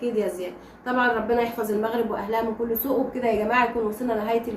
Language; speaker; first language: Arabic; native; Arabic